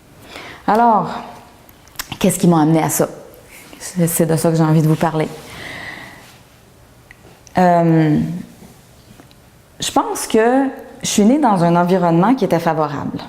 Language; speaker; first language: French; native; French